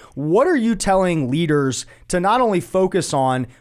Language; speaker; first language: English; native; English